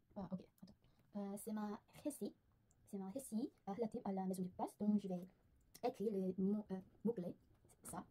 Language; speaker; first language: French; non-native, learner; Korean